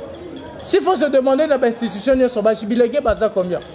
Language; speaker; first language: French; non-native, local second language; Lingala